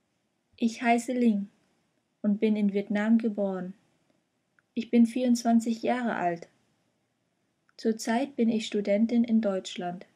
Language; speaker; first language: German; non-native, fluent; Vietnamese